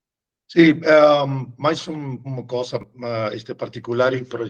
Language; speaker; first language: Portuguese; non-native, learner; Spanish